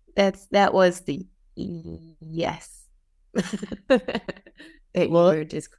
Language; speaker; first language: English; non-native, fluent; Japanese